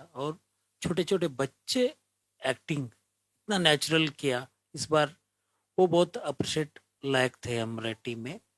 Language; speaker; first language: Hindi; non-native, local second language; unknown